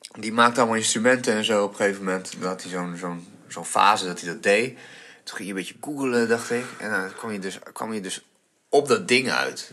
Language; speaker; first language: Dutch; early bilingual, other home language; Bulgarian